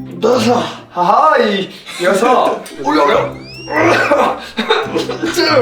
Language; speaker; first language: Korean; native; Korean